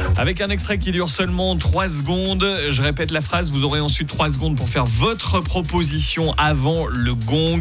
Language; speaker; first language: French; native; French